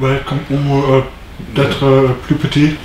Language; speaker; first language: French; non-native, learner; German